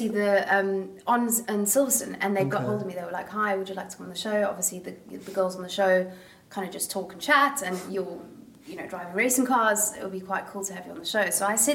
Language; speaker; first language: English; native; English